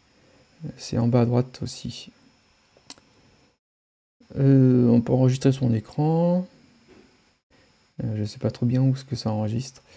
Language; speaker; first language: French; native; French